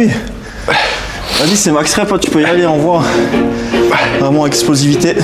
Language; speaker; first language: French; native; French